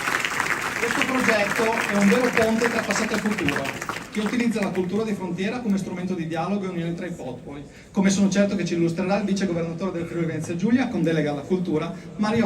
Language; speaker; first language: Italian; native; Italian